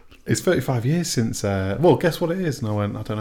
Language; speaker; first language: English; native; English